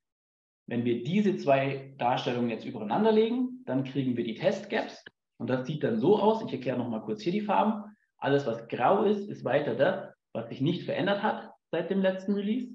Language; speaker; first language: German; native; German